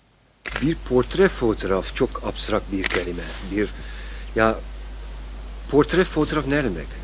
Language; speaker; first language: Turkish; non-native, fluent; Dutch